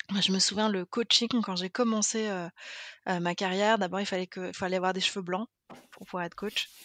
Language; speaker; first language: French; native; French